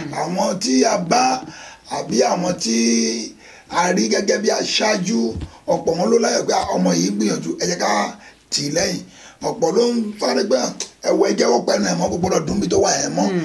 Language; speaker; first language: Yoruba; non-native, local second language; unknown